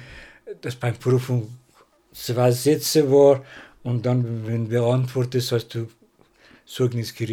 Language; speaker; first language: German; non-native, learner; Persian